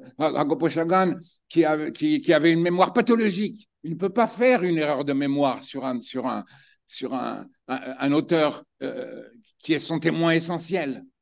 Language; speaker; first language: French; native; French